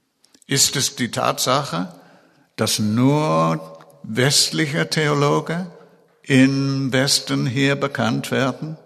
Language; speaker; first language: German; non-native, fluent; English